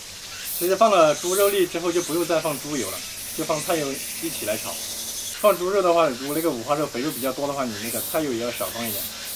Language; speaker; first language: Chinese; native; Chinese